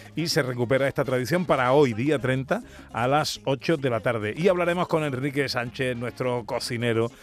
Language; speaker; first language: Spanish; native; Spanish